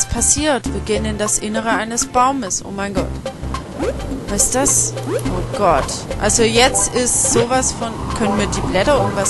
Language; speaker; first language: German; native; German